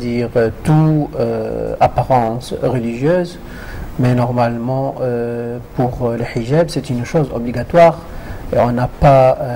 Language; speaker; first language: French; non-native, fluent; Arabic